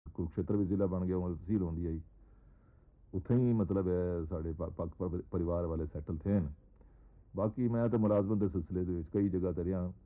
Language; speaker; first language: Punjabi; non-native, local second language; Saraiki